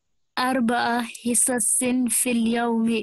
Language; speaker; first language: Arabic; non-native, learner; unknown